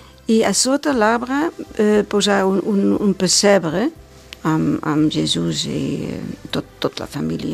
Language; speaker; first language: Catalan; non-native, learner; Dutch